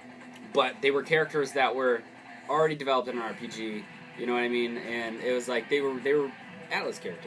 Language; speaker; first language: English; native; English